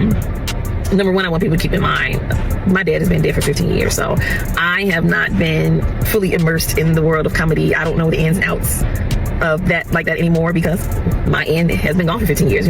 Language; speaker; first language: English; native; English